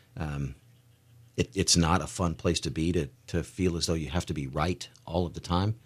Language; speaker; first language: English; native; English